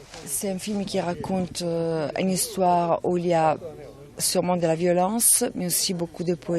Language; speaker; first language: French; non-native, fluent; Italian